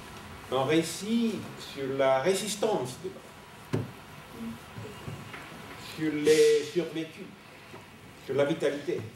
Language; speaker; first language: French; non-native, fluent; Italian